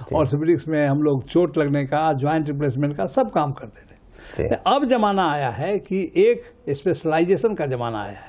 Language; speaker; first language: Hindi; native; Hindi